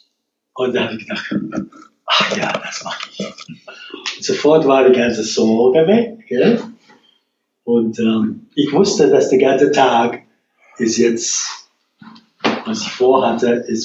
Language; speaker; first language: German; non-native, fluent; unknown